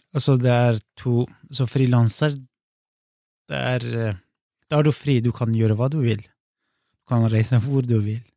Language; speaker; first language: Norwegian; non-native, fluent; Kurdish